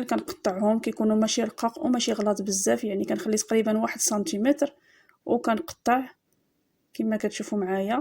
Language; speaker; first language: Arabic; native; Arabic